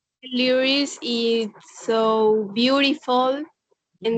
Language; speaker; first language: English; non-native, learner; Spanish